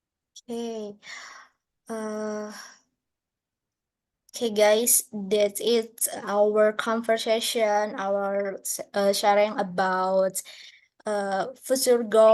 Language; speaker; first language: English; non-native, learner; Indonesian